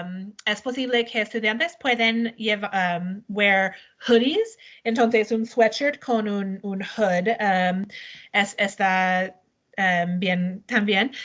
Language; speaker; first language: Spanish; non-native, learner; English